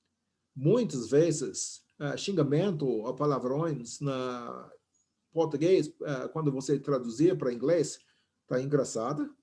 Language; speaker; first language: Portuguese; non-native, fluent; English